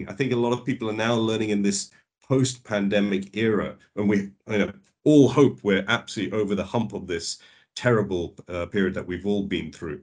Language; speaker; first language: English; native; English